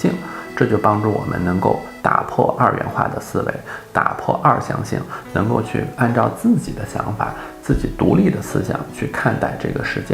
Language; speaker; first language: Chinese; native; Chinese